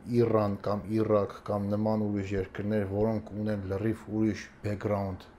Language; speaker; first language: Armenian; native; Armenian